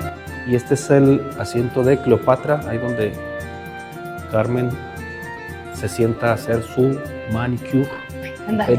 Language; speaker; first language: Spanish; native; Spanish